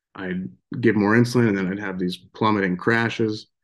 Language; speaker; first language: English; native; English